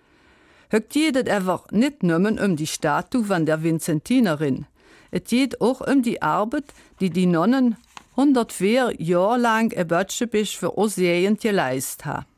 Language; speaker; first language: German; native; German